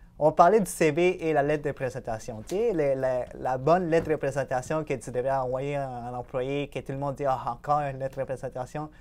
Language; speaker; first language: French; native; French